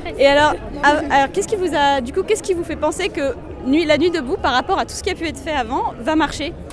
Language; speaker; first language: French; native; French